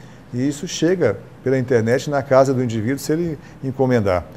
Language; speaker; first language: Portuguese; native; Portuguese